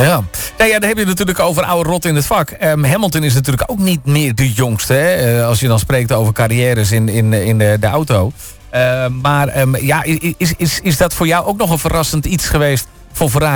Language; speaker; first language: Dutch; native; Dutch